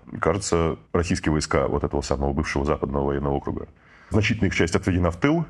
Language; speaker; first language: Russian; native; Russian